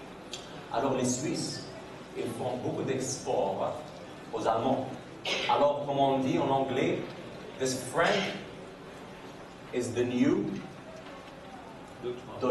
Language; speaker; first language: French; non-native, fluent; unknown